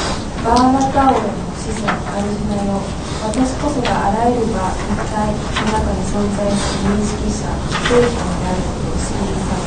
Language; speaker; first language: Japanese; native; Japanese